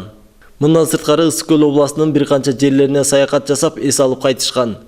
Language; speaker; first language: Kyrgyz; native; Kyrgyz